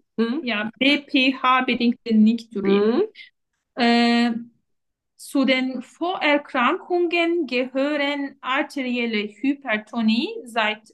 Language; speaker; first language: German; non-native, fluent; Turkish